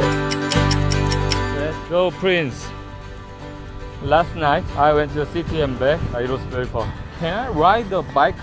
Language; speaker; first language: English; non-native, learner; Korean